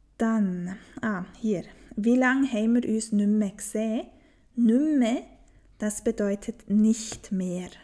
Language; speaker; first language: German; native; German